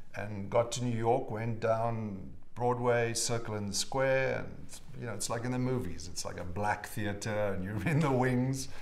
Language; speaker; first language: English; non-native, local second language; Afrikaans